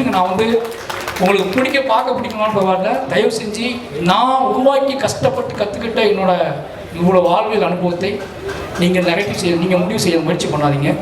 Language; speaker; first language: Tamil; native; Tamil